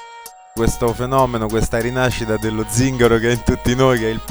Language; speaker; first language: Italian; native; Italian